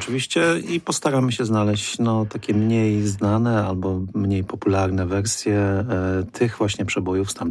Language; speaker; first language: Polish; native; Polish